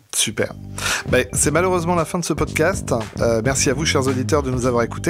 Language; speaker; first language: French; native; French